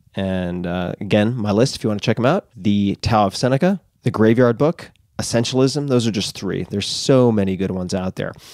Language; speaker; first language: English; native; English